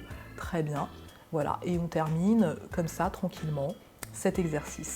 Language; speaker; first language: French; native; French